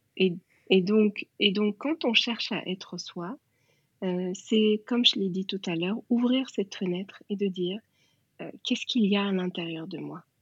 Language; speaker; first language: French; non-native, local second language; Wolof